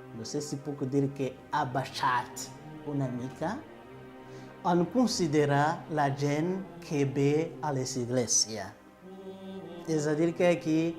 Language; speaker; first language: Catalan; non-native, fluent; Kinyarwanda